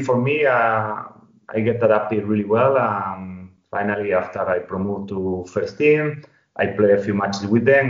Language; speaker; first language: English; non-native, fluent; Spanish